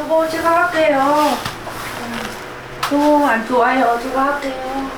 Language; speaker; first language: Korean; non-native, learner; Vietnamese